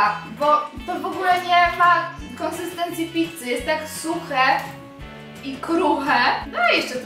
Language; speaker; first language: Polish; native; Polish